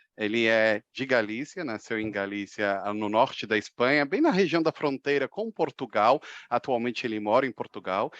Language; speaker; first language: Portuguese; native; Portuguese